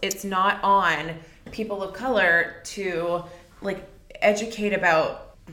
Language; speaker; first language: English; native; English